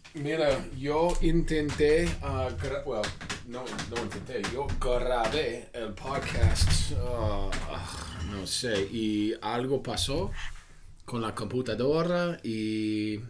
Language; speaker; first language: Spanish; non-native, fluent; English